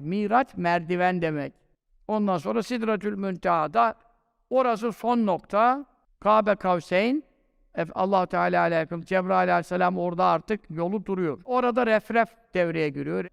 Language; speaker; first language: Turkish; native; Turkish